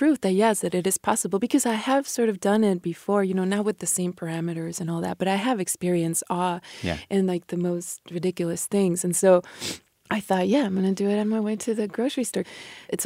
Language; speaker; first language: English; non-native, fluent; Spanish